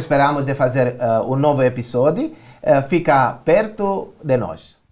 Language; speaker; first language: Portuguese; non-native, learner; Romanian